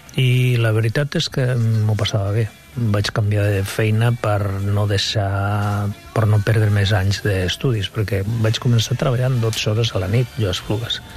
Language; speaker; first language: Catalan; non-native, local second language; Spanish